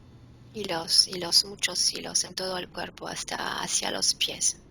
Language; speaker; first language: Spanish; non-native, fluent; French